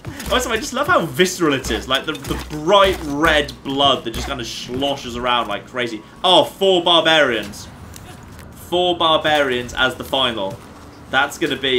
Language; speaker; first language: English; native; English